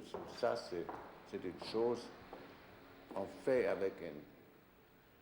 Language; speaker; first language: French; non-native, fluent; German